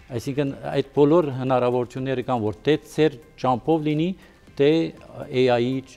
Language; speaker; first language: Armenian; early bilingual, heritage; Armenian